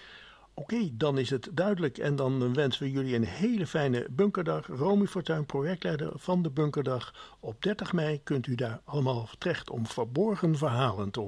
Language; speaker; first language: Dutch; native; Dutch